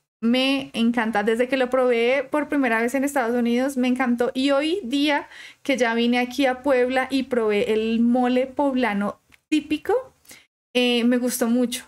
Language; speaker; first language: Spanish; native; Spanish